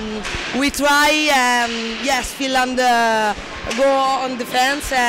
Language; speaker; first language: English; non-native, learner; Italian